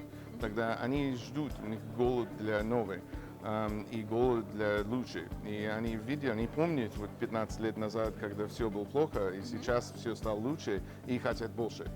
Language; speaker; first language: Russian; non-native, fluent; English